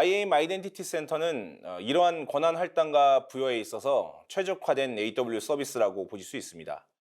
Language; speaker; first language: Korean; native; Korean